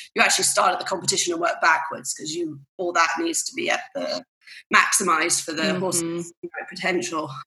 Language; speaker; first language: English; native; English